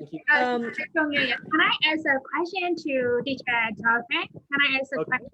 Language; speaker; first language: English; non-native, learner; Burmese